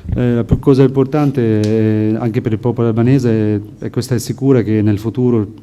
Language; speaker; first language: Italian; non-native, fluent; Albanian